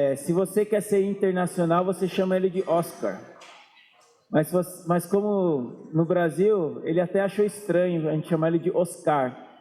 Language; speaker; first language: Portuguese; native; Portuguese